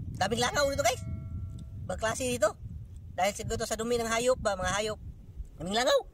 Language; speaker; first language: Filipino; non-native, local second language; Cebuano